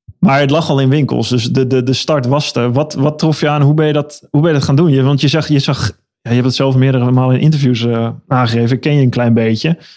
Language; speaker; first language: Dutch; native; Dutch